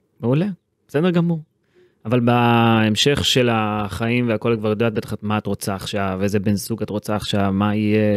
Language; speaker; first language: Hebrew; native; Hebrew